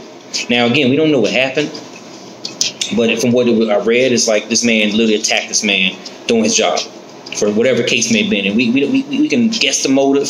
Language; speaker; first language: English; native; English